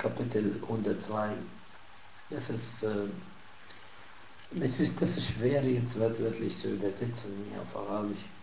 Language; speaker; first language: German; non-native, fluent; Arabic